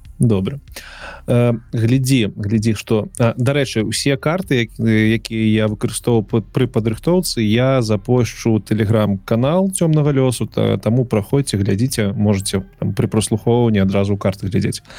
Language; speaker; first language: Belarusian; non-native, local second language; Russian